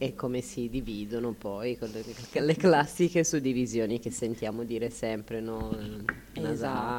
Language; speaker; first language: Italian; native; Italian